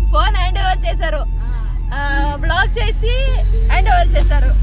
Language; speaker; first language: Telugu; non-native, learner; Kannada